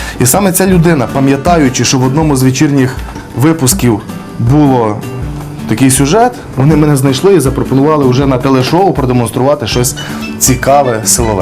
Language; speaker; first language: Ukrainian; native; Ukrainian